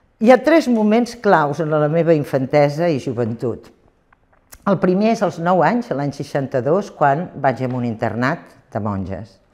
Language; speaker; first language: Catalan; native; Catalan